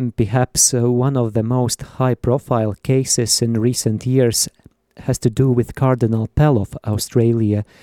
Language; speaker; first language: English; non-native, fluent; Latvian